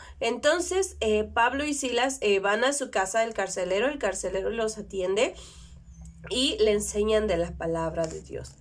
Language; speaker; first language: Spanish; native; Spanish